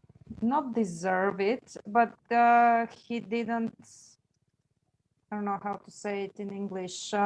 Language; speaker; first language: English; non-native, fluent; Bulgarian